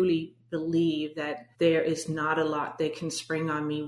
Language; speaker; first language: English; non-native, fluent; Danish